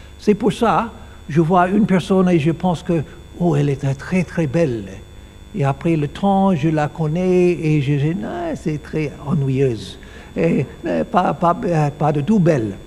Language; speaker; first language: French; non-native, learner; English